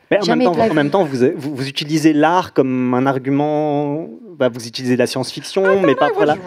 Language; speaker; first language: French; native; French